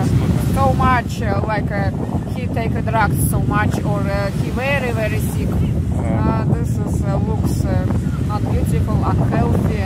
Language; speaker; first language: English; non-native, learner; Russian